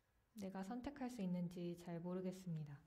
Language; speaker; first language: Korean; native; Korean